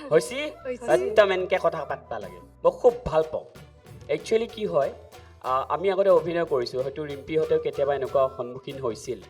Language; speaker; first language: Assamese; native; Assamese